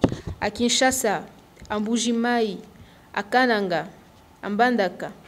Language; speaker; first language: French; non-native, local second language; Swahili